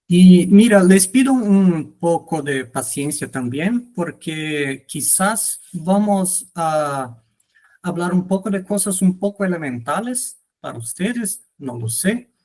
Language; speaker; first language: Spanish; non-native, fluent; Portuguese